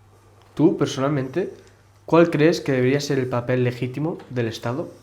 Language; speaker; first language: Spanish; native; Spanish